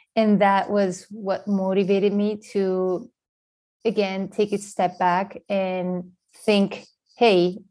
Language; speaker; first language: English; non-native, fluent; Spanish